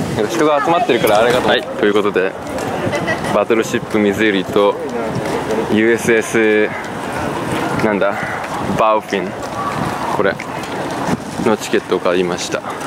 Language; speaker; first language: Japanese; native; Japanese